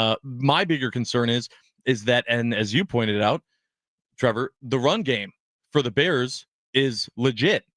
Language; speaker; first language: English; native; English